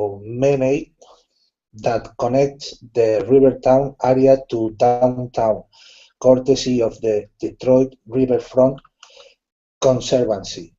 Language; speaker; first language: English; non-native, learner; Spanish